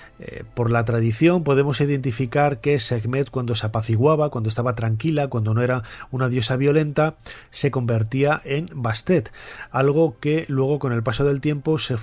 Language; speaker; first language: Spanish; native; Spanish